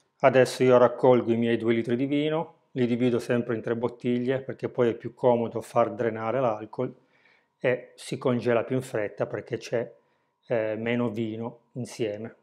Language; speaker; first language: Italian; native; Italian